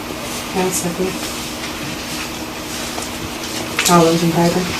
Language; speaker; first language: English; native; English